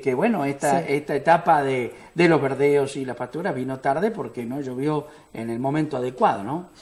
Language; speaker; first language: Spanish; native; Spanish